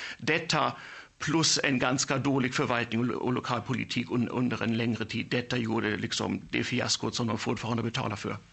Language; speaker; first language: Swedish; non-native, fluent; German